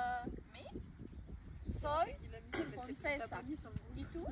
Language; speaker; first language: Spanish; non-native, learner; French